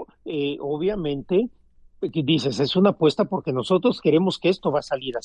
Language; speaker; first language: Spanish; native; Spanish